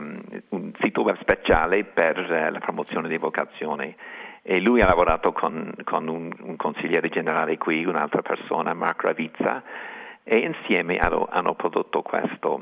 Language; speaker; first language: Italian; non-native, fluent; English